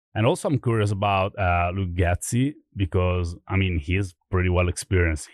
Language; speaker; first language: English; non-native, fluent; Italian